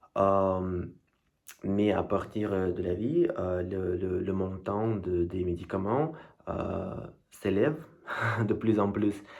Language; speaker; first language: French; non-native, learner; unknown